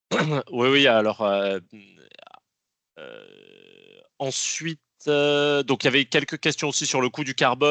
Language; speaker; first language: French; native; French